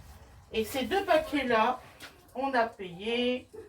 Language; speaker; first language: French; native; French